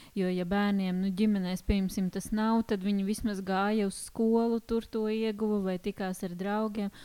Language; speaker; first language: Latvian; non-native, local second language; Russian